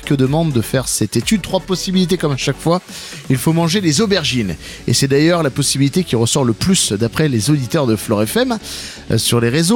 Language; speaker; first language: French; native; French